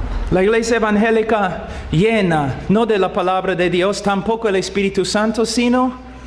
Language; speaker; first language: Spanish; non-native, fluent; English